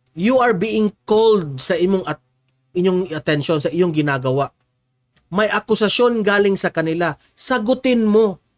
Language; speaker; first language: Filipino; non-native, local second language; Cebuano